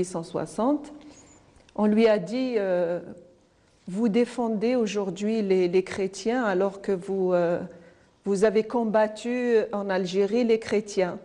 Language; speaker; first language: French; non-native, local second language; Arabic